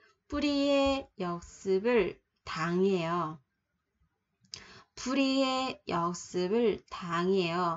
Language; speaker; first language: Korean; non-native, fluent; Vietnamese